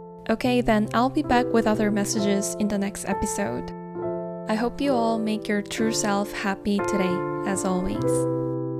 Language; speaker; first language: English; non-native, fluent; Korean